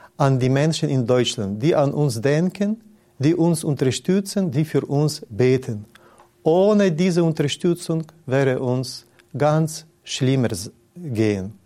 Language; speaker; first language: German; non-native, fluent; Ukrainian